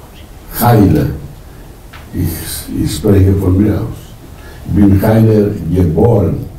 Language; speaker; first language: German; non-native, fluent; Greek